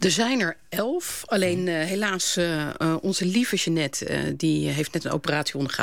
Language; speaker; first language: Dutch; native; Dutch